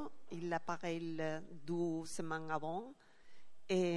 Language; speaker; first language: French; non-native, learner; Spanish